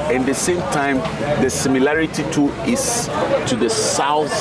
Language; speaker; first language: English; non-native, local second language; Akan